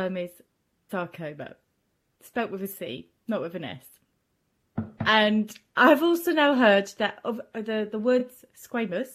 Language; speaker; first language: English; non-native, fluent; German